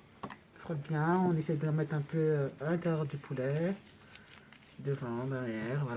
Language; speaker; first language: French; native; French